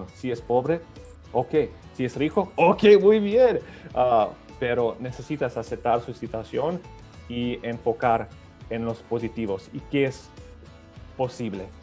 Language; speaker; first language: Spanish; early bilingual, other home language; Serbian